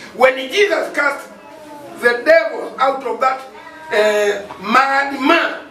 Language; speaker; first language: English; non-native, local second language; Swahili